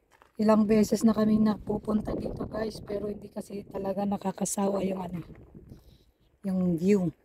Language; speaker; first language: Filipino; native; Filipino